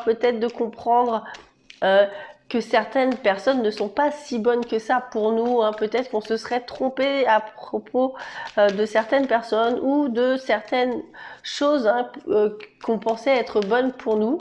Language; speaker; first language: French; native; French